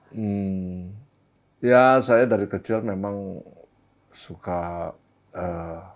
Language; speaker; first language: Indonesian; native; Indonesian